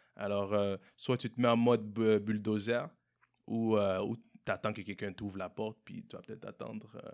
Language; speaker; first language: French; native; French